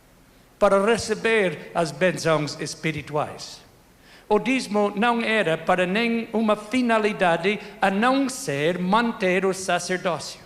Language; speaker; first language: Portuguese; non-native, fluent; English